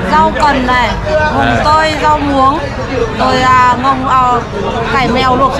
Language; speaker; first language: Vietnamese; native; Vietnamese